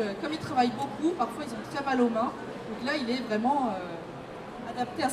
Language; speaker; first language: French; non-native, fluent; Japanese